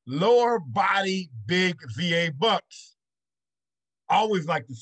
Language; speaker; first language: English; native; English